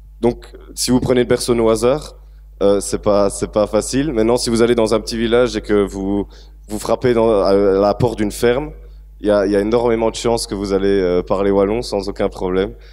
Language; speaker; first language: French; native; French